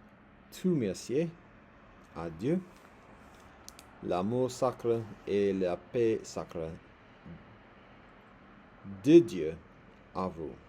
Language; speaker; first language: French; non-native, learner; English